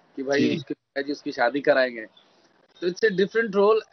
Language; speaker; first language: Hindi; native; Hindi